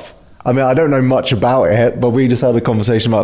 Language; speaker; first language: English; native; English